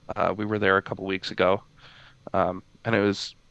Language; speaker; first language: English; native; English